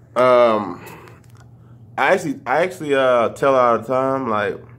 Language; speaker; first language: English; native; English